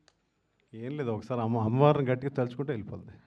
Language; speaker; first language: Telugu; native; Telugu